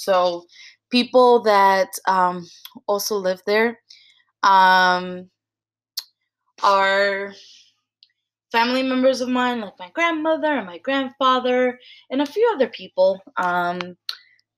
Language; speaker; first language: English; early bilingual, other home language; Spanish